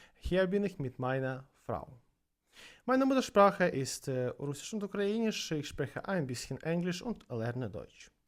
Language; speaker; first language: German; non-native, learner; Russian